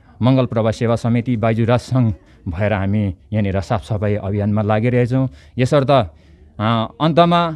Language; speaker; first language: Nepali; native; Nepali